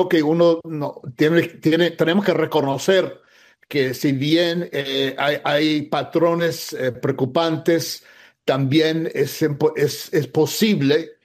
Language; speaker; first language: Spanish; non-native, fluent; English